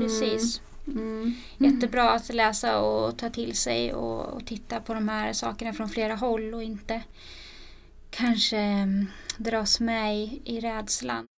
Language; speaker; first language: Swedish; native; Swedish